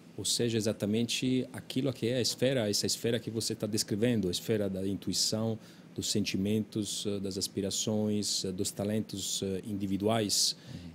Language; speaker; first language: Portuguese; non-native, fluent; Italian